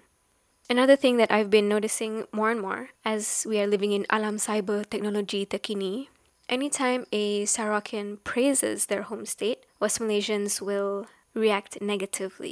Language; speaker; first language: English; non-native, local second language; Malay